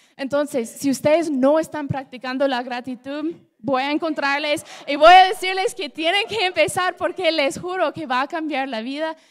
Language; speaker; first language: Spanish; non-native, fluent; English